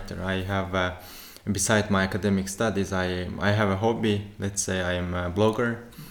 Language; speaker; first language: English; non-native, fluent; Turkmen